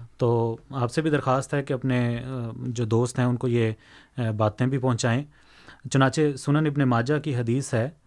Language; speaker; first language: Urdu; native; Urdu